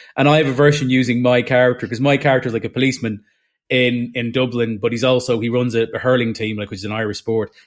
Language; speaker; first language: English; native; English